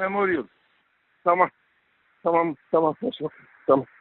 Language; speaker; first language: Turkish; non-native, learner; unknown